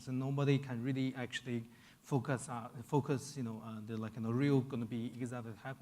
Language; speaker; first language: English; non-native, fluent; Chinese